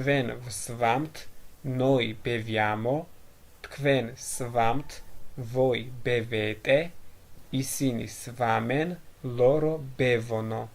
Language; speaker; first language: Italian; non-native, fluent; Georgian